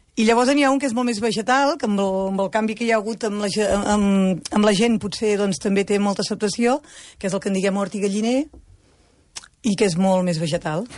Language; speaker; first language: Catalan; native; Catalan